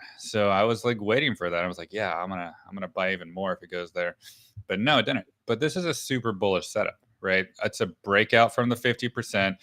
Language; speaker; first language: English; native; English